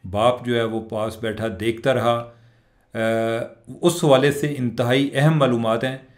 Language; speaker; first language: Urdu; non-native, local second language; Punjabi